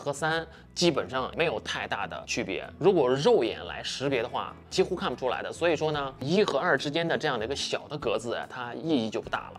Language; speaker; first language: Chinese; native; Chinese